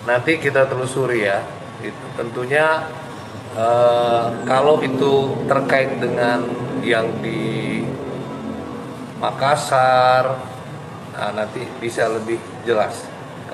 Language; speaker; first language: Indonesian; native; Indonesian